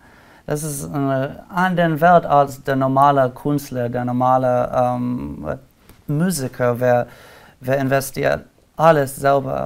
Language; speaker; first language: German; non-native, learner; English